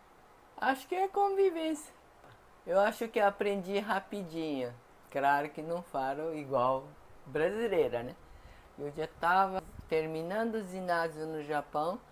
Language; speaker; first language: Portuguese; non-native, fluent; Japanese